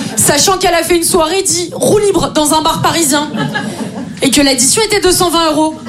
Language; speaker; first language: French; native; French